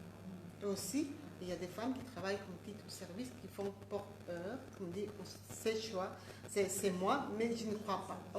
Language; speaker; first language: French; non-native, fluent; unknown